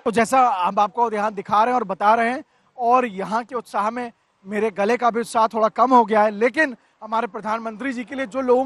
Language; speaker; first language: Hindi; native; Hindi